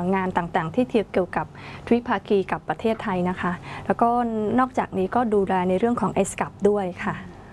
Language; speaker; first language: Thai; non-native, fluent; Khmer